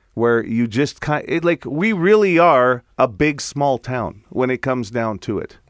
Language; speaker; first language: English; non-native, fluent; Italian